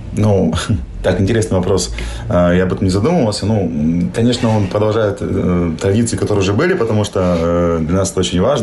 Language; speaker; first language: Russian; native; Russian